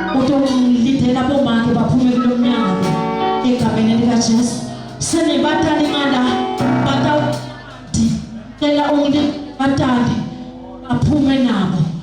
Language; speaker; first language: Zulu; non-native, local second language; Swati